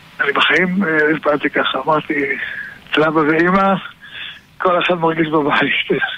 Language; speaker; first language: Hebrew; native; Hebrew